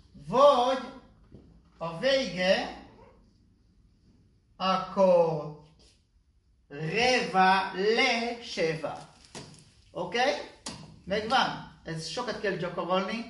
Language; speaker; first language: Hungarian; non-native, learner; Hebrew